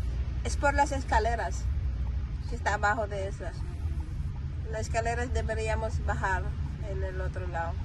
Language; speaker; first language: Spanish; non-native, learner; Filipino